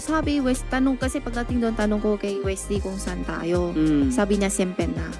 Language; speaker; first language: Filipino; non-native, learner; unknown